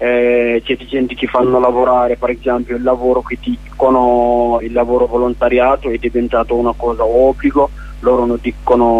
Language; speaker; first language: Italian; non-native, learner; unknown